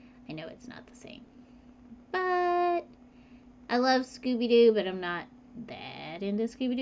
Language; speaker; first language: English; native; English